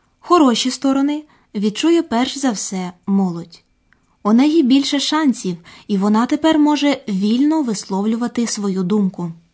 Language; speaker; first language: Ukrainian; native; Ukrainian